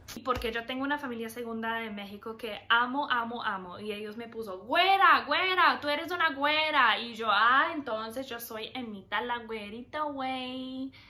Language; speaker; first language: Spanish; non-native, fluent; English